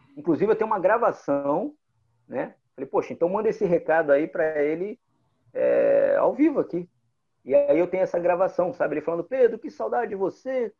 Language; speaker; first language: Portuguese; native; Portuguese